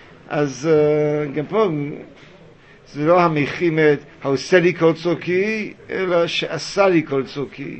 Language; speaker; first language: Hebrew; native; Hebrew